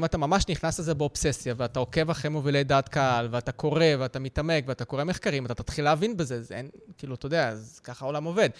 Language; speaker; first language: Hebrew; early bilingual, other home language; Russian